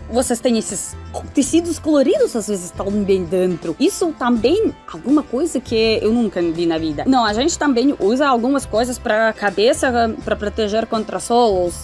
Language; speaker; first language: Portuguese; non-native, fluent; Russian